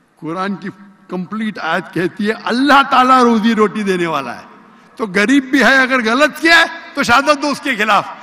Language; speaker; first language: Urdu; non-native, local second language; Konkani